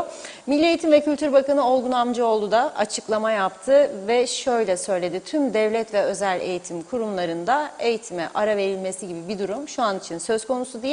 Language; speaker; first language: Turkish; native; Turkish